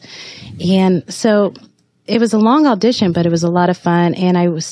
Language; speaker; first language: English; native; English